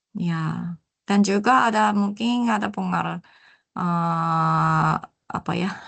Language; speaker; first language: Indonesian; non-native, learner; Japanese